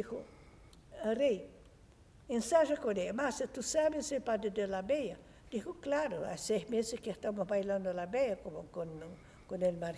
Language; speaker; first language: Spanish; non-native, fluent; Portuguese